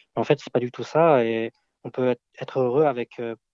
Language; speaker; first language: French; native; French